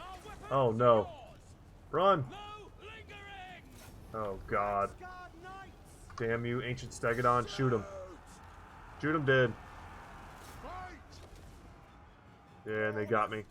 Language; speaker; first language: English; native; English